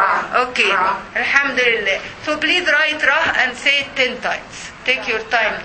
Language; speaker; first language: English; non-native, fluent; Arabic